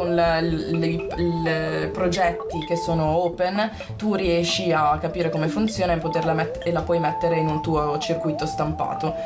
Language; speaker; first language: Italian; native; Italian